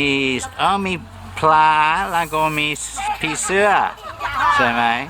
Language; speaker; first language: Thai; non-native, learner; English